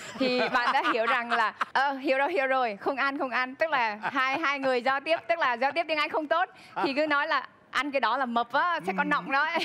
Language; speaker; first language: Vietnamese; non-native, local second language; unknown